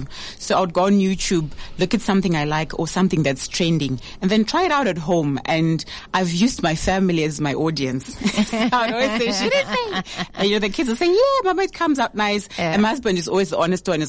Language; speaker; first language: English; non-native, local second language; Shona